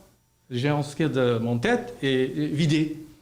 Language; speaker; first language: French; non-native, learner; Albanian